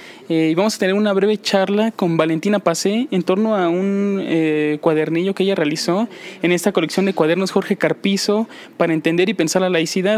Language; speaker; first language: Spanish; native; Spanish